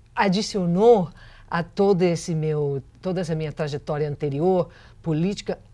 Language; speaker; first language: Portuguese; non-native, fluent; English